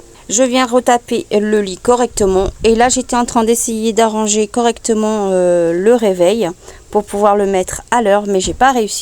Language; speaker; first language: French; native; French